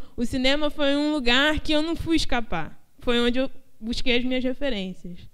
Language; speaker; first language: Portuguese; native; Portuguese